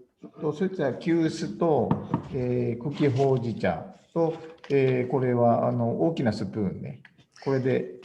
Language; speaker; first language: Japanese; native; Japanese